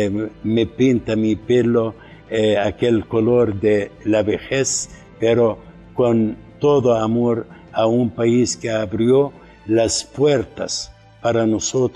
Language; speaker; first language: Spanish; non-native, fluent; Arabic